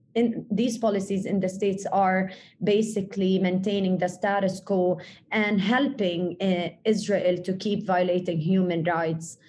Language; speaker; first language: English; early bilingual, other home language; Arabic